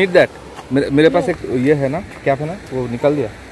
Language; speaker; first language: Hindi; non-native, local second language; Bangla